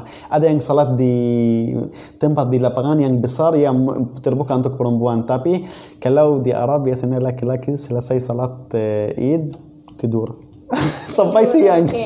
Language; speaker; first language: Indonesian; non-native, learner; Arabic